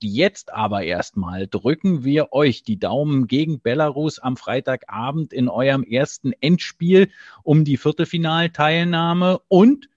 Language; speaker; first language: German; native; German